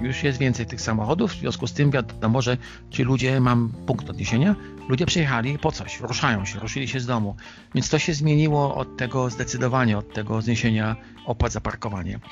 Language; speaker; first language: Polish; native; Polish